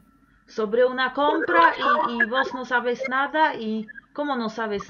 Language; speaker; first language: Spanish; non-native, fluent; Polish